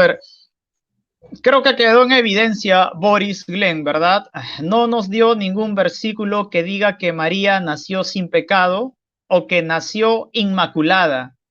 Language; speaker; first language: Spanish; native; Spanish